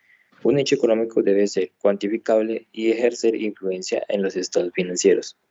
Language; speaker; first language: Spanish; native; Spanish